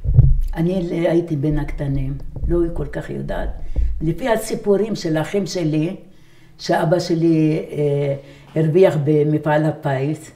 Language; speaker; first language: Hebrew; non-native, fluent; Arabic